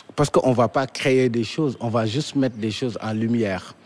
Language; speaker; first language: French; non-native, local second language; Wolof